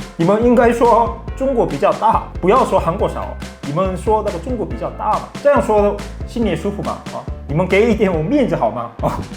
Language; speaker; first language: Chinese; non-native, fluent; Korean